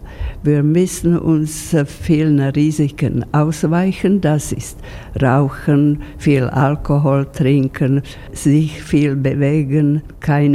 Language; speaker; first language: German; non-native, fluent; Slovak